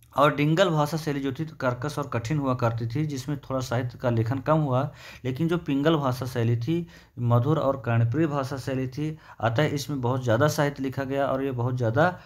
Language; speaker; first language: Hindi; native; Hindi